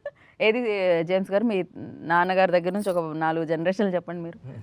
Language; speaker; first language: Telugu; native; Telugu